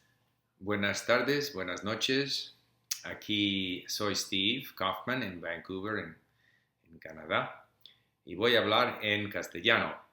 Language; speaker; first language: Spanish; non-native, fluent; English